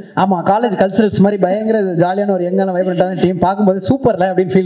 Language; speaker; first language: Tamil; native; Tamil